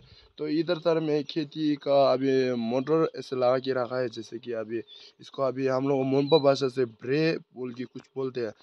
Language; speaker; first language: Hindi; non-native, local second language; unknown